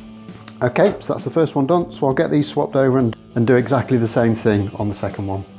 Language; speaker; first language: English; native; English